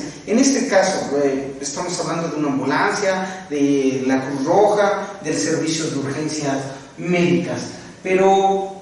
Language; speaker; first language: Spanish; native; Spanish